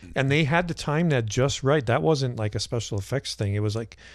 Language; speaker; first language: English; native; English